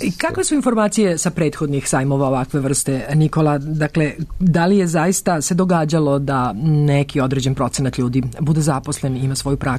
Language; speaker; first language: Serbian; native; Serbian